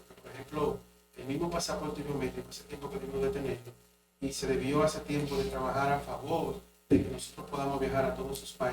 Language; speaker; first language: Spanish; native; Spanish